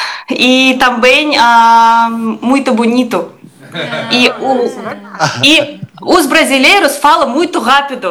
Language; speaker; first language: Portuguese; non-native, learner; Russian